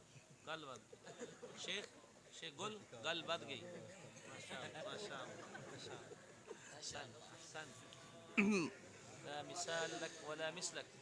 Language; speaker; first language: Arabic; non-native, learner; Urdu